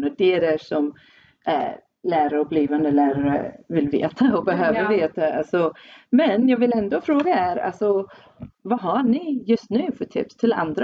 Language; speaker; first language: Swedish; non-native, fluent; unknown